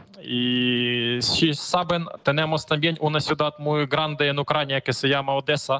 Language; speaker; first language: Spanish; non-native, fluent; Ukrainian